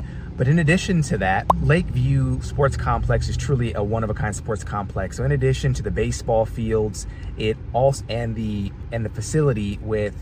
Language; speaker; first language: English; native; English